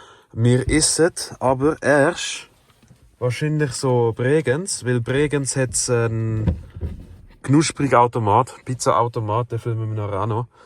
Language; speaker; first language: German; native; German